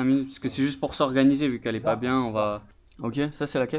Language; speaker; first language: French; native; French